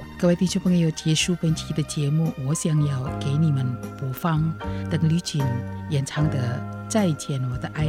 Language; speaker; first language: Chinese; non-native, fluent; Indonesian